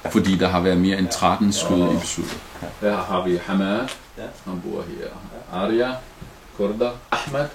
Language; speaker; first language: Danish; non-native, fluent; Arabic